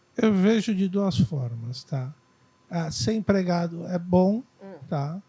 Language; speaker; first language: Portuguese; native; Portuguese